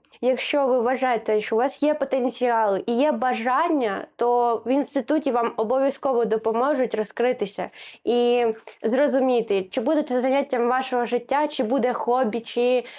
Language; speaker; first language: Ukrainian; native; Ukrainian